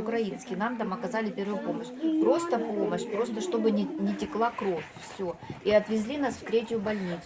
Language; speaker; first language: Russian; native; Russian